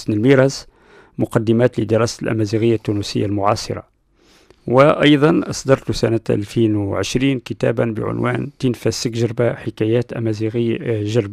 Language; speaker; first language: Arabic; non-native, local second language; Berber languages